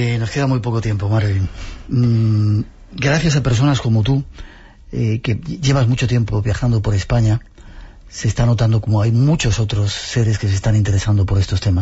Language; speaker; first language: Spanish; native; Spanish